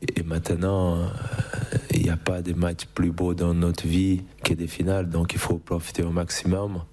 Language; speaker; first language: French; non-native, fluent; Portuguese